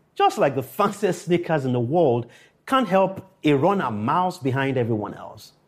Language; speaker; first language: English; non-native, local second language; Yoruba